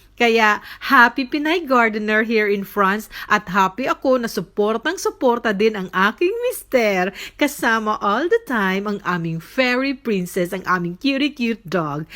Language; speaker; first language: Filipino; native; Filipino